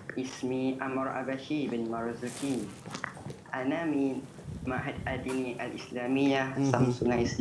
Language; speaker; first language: Arabic; non-native, learner; Malay